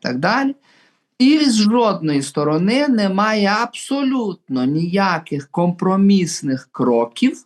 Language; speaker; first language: Ukrainian; native; Ukrainian